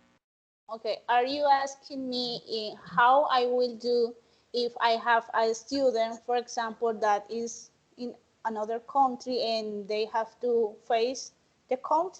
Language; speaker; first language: English; non-native, learner; Spanish